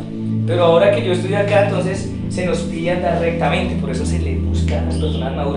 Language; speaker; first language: Spanish; native; Spanish